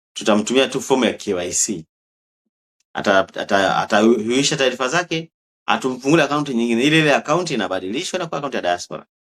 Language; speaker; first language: Swahili; native; Swahili